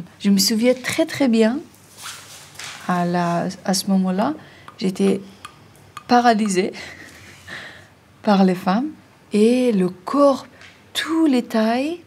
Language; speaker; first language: French; non-native, learner; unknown